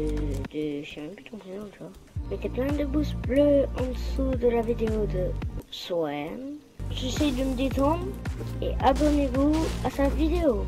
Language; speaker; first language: French; native; French